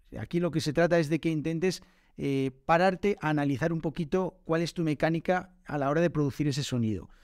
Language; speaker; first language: Spanish; native; Spanish